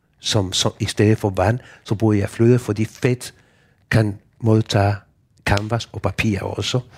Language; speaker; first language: Danish; non-native, fluent; Spanish